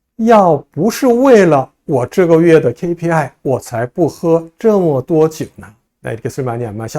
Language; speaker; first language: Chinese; non-native, fluent; Korean